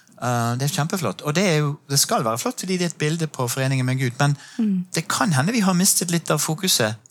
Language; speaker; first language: Norwegian; non-native, fluent; English